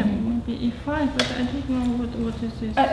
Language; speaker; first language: English; non-native, learner; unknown